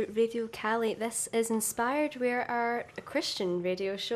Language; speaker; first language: English; native; English